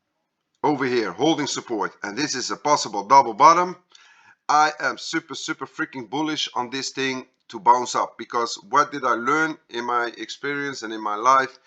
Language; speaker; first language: English; non-native, fluent; Dutch